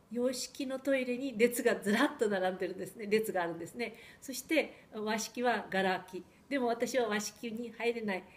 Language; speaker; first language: Japanese; early bilingual, heritage; Japanese